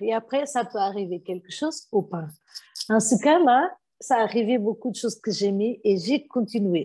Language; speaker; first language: French; non-native, fluent; Portuguese